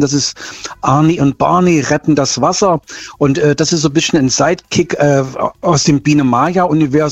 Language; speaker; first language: German; native; German